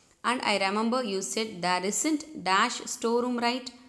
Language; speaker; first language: English; non-native, local second language; Tamil